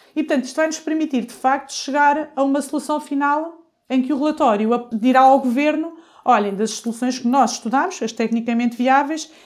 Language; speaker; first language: Portuguese; native; Portuguese